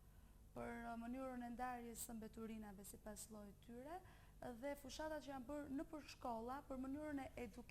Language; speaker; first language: Albanian; native; Albanian